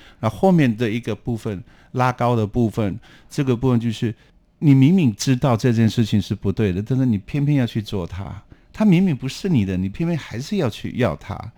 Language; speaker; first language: Chinese; non-native, local second language; Amis